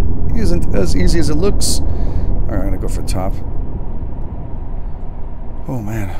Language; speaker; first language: English; native; English